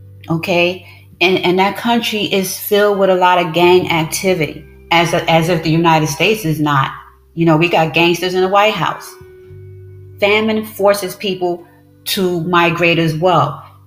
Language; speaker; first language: English; early bilingual, other home language; Spanish